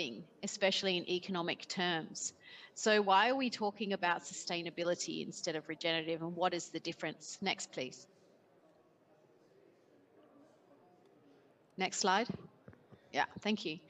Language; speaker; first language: English; native; English